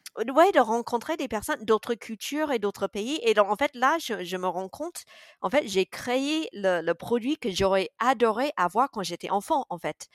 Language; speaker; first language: French; non-native, fluent; English